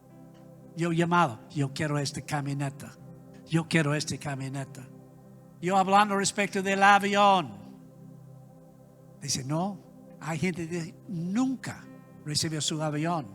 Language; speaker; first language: Spanish; non-native, learner; English